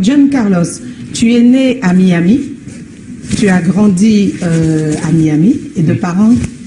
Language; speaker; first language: French; native; French